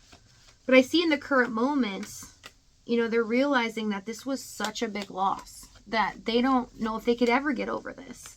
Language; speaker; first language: English; native; English